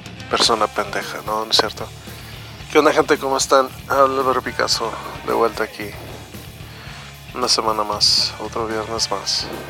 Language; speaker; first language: Spanish; native; Spanish